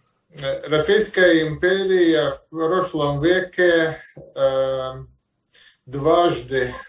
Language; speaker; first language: Russian; non-native, fluent; Latvian